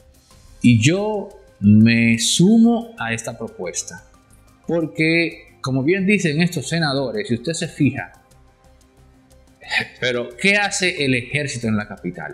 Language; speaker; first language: Spanish; native; Spanish